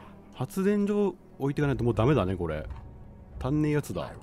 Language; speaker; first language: Japanese; native; Japanese